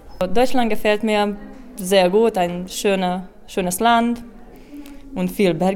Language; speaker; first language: German; non-native, learner; Hungarian